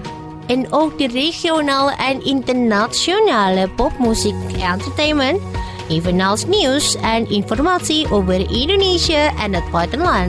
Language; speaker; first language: Dutch; non-native, learner; Indonesian